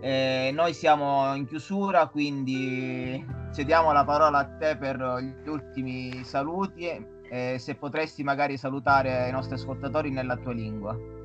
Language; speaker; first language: Italian; native; Italian